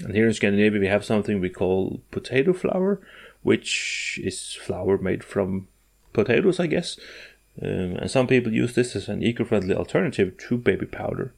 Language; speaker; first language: English; non-native, fluent; Norwegian